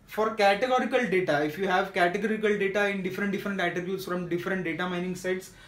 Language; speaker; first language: English; non-native, local second language; Marathi